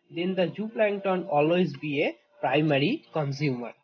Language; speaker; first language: English; non-native, local second language; Bangla